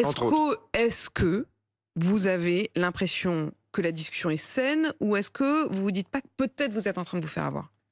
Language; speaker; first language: French; native; French